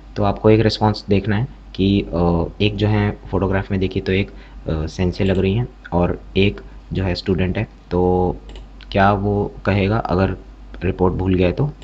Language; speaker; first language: Hindi; native; Hindi